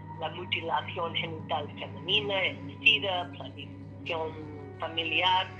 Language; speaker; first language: Spanish; non-native, learner; English